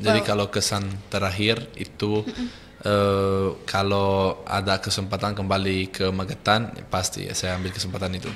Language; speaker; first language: Indonesian; non-native, fluent; Italian